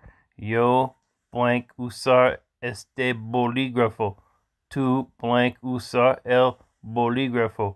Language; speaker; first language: Spanish; non-native, learner; English